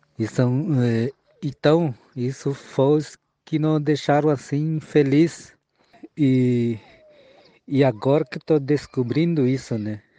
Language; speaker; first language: Portuguese; early bilingual, other home language; Guarani